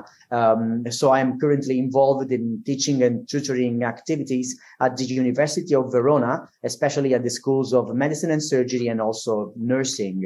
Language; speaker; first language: English; non-native, fluent; Italian